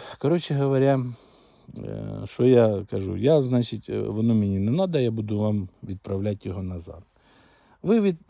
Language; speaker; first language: Ukrainian; native; Ukrainian